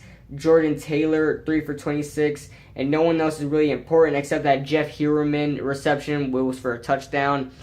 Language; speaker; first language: English; native; English